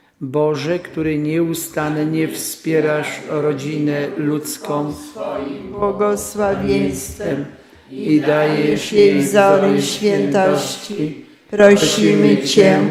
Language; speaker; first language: Polish; native; Polish